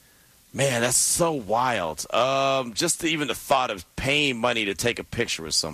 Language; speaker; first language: English; native; English